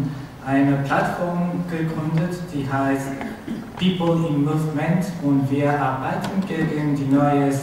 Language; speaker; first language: German; non-native, learner; Spanish